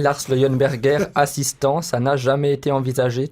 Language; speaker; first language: French; native; French